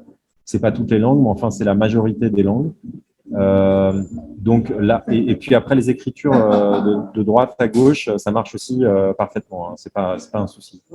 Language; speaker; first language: French; native; French